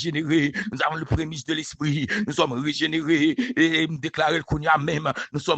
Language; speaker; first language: French; non-native, local second language; Haitian Creole